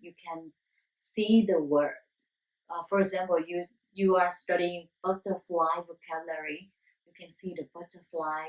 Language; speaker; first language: English; non-native, learner; Vietnamese